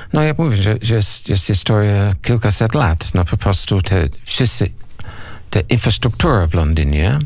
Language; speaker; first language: Polish; non-native, learner; English